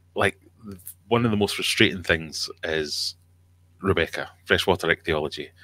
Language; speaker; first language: English; native; English